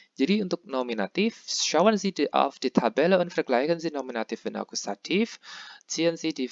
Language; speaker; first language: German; non-native, fluent; Indonesian